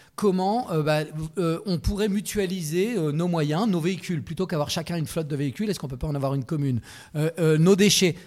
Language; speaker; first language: French; native; French